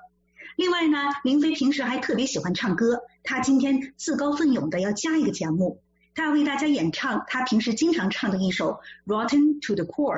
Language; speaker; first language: Chinese; native; Chinese